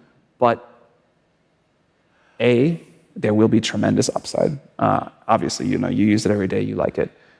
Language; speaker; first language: English; native; English